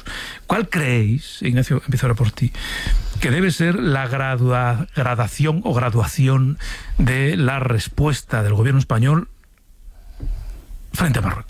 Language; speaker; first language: Spanish; native; Spanish